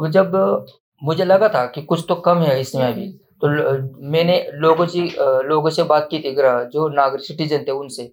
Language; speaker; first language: Hindi; non-native, local second language; Marathi